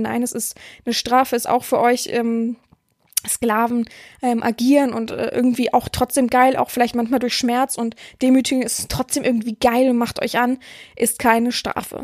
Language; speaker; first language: German; native; German